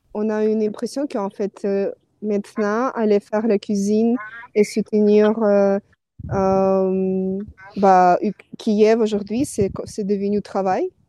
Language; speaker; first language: French; non-native, fluent; Ukrainian